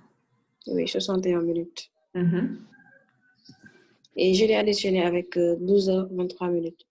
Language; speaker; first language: French; non-native, local second language; Wolof